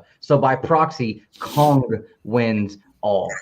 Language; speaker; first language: English; native; English